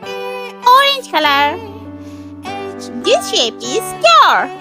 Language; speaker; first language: English; non-native, learner; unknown